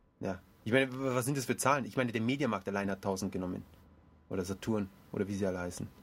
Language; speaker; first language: German; early bilingual, other home language; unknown